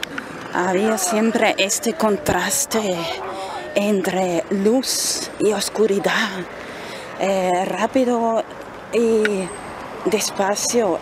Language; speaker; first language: Spanish; non-native, fluent; German